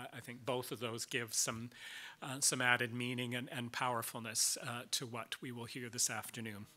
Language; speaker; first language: English; native; English